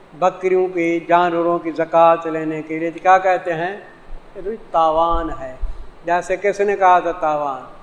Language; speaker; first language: Urdu; non-native, local second language; Saraiki